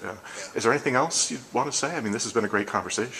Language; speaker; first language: English; native; English